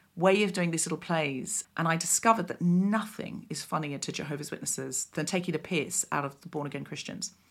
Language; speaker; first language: English; native; English